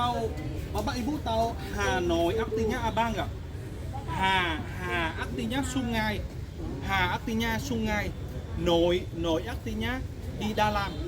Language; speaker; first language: Indonesian; non-native, fluent; Vietnamese